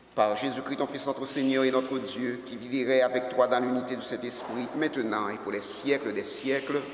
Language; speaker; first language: French; native; French